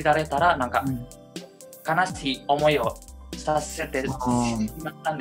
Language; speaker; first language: Japanese; non-native, fluent; Indonesian